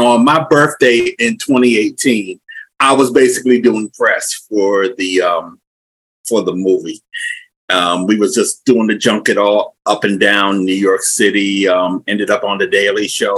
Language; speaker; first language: English; native; English